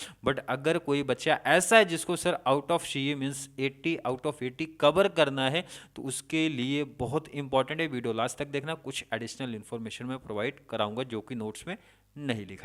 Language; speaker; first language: Hindi; native; Hindi